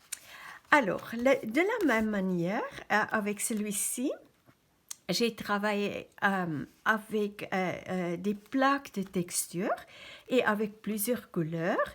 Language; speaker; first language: French; non-native, fluent; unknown